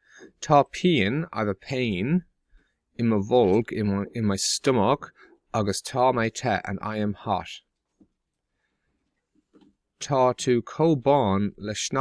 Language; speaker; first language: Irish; non-native, local second language; English